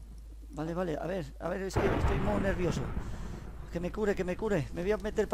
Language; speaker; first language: Spanish; native; Spanish